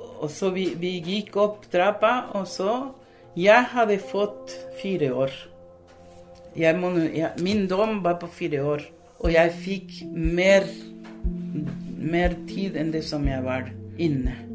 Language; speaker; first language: Norwegian; early bilingual, other home language; Spanish